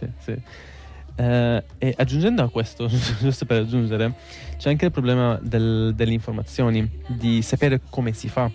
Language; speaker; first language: Italian; non-native, fluent; Arabic